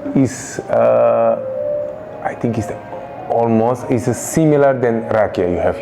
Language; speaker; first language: English; non-native, local second language; Kabuverdianu